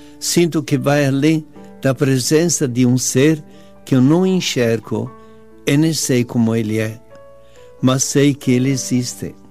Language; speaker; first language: Portuguese; non-native, fluent; Italian